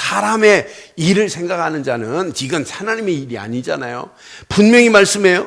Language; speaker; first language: Korean; native; Korean